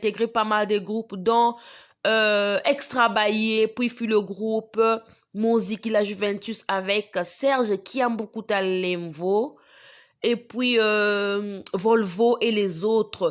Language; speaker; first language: French; non-native, local second language; Lingala